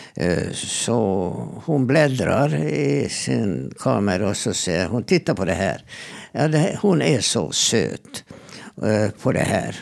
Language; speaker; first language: Swedish; non-native, fluent; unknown